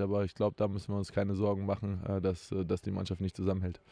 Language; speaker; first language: German; native; German